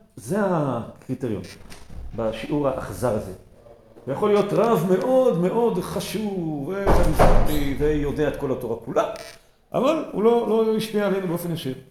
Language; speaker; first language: Hebrew; native; Hebrew